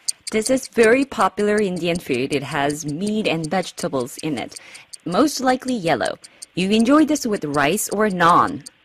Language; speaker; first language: English; non-native, fluent; Korean